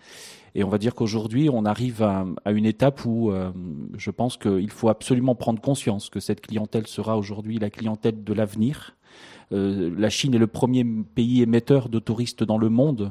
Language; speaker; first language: French; native; French